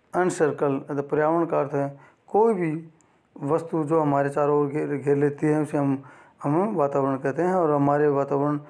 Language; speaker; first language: Hindi; native; Hindi